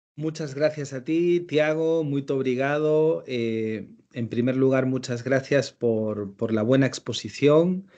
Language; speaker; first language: Spanish; native; Spanish